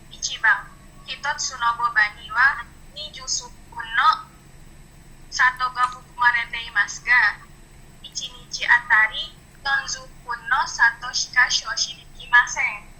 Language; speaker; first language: Japanese; non-native, learner; Indonesian